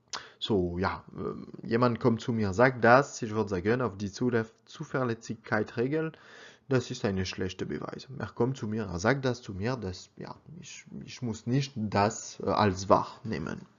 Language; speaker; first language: German; non-native, learner; French